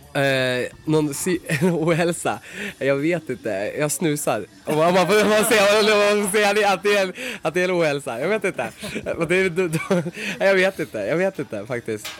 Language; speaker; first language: Swedish; native; Swedish